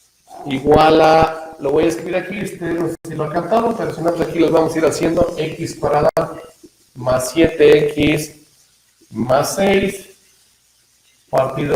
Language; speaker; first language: Spanish; native; Spanish